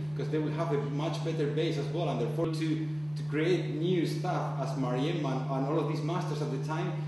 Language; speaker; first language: English; non-native, fluent; Spanish